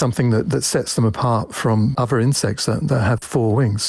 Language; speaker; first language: English; native; English